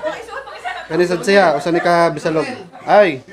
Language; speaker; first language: Cebuano; non-native, local second language; Filipino